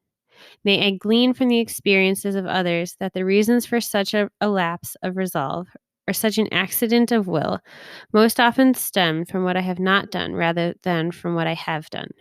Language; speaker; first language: English; native; English